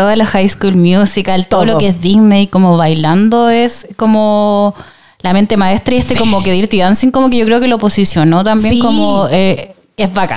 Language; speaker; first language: Spanish; native; Spanish